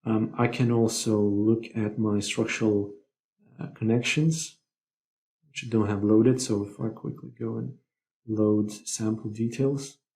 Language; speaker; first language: English; non-native, fluent; Lithuanian